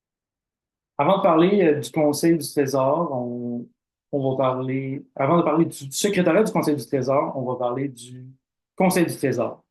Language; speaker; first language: French; native; French